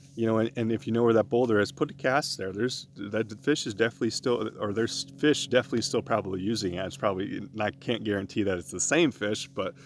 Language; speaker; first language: English; native; English